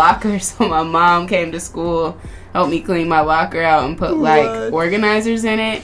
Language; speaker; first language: English; native; English